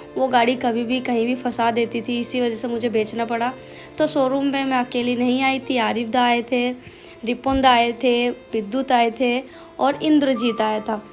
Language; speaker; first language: Hindi; non-native, local second language; Bangla